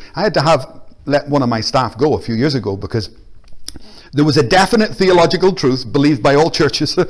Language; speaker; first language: English; native; English